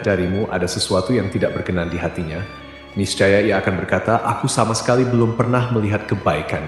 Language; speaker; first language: Indonesian; native; Indonesian